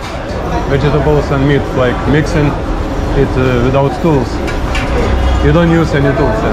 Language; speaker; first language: English; non-native, learner; Lithuanian